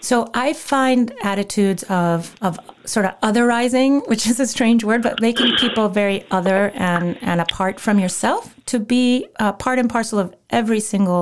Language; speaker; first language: English; non-native, fluent; Spanish